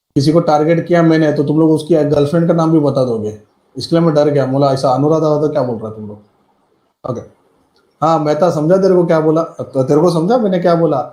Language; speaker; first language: Hindi; native; Hindi